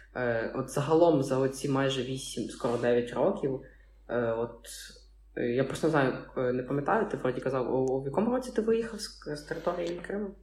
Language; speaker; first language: Ukrainian; native; Ukrainian